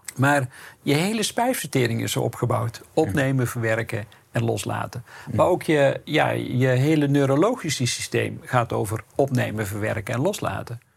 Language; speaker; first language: Dutch; native; Dutch